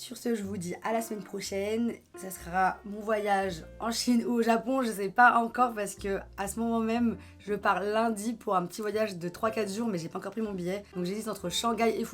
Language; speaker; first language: French; native; French